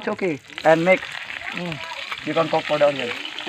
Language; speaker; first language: English; non-native, learner; Cebuano